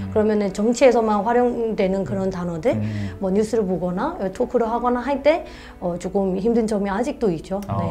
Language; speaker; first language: Korean; non-native, fluent; Burmese